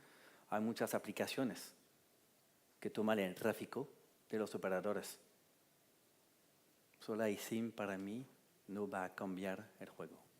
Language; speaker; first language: Spanish; non-native, fluent; French